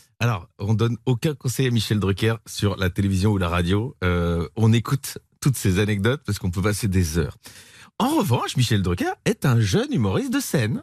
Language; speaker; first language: French; native; French